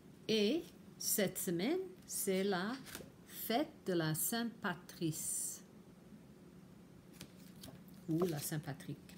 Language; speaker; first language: French; non-native, fluent; English